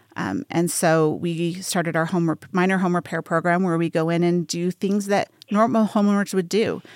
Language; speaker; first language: English; native; English